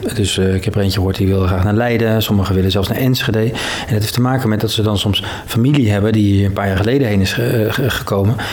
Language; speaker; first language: Dutch; native; Dutch